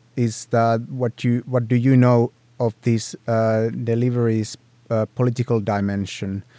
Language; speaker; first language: English; non-native, fluent; Finnish